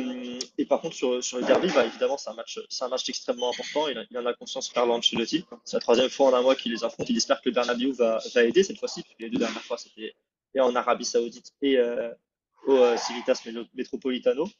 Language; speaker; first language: French; native; French